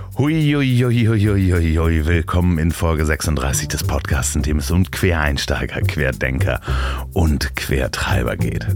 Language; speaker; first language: German; native; German